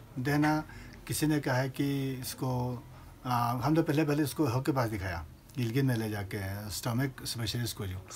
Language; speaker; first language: Urdu; non-native, local second language; Balti